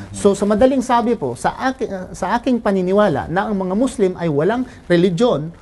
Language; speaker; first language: Filipino; non-native, local second language; Cebuano